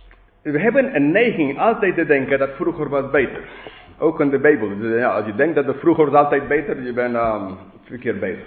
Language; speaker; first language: Dutch; non-native, fluent; English